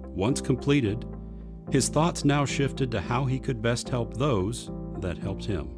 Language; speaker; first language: English; native; English